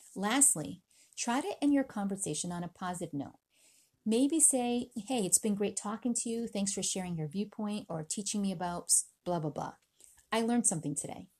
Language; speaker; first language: English; native; English